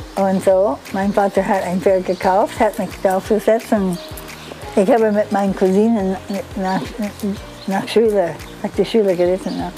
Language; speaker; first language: German; non-native, learner; English